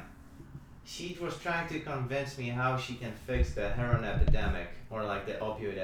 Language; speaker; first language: English; non-native, fluent; Polish